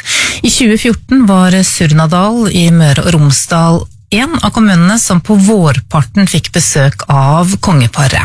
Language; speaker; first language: Norwegian; native; Norwegian